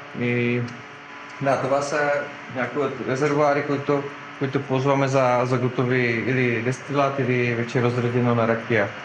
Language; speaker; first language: Bulgarian; non-native, fluent; Czech